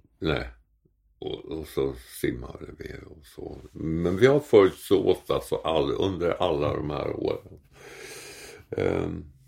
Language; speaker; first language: Swedish; native; Swedish